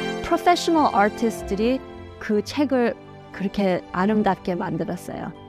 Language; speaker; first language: Korean; early bilingual, heritage; Korean